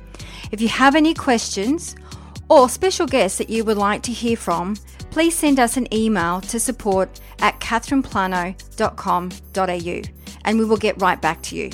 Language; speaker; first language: English; native; English